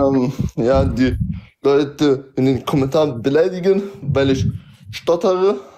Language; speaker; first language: German; early bilingual, other home language; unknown